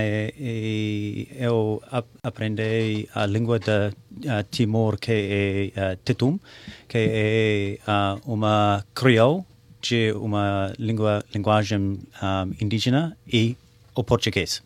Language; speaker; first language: Portuguese; non-native, learner; English